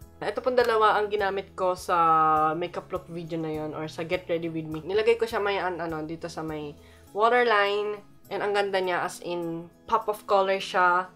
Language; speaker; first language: Filipino; native; Filipino